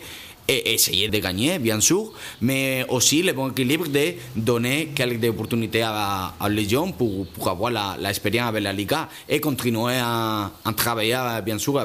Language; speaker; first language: French; non-native, fluent; Spanish